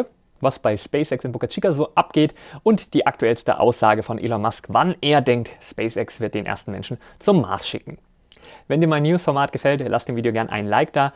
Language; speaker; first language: German; native; German